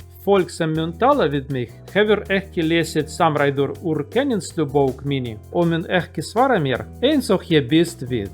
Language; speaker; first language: Icelandic; non-native, learner; Russian